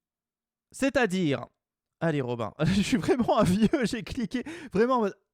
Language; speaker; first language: French; native; French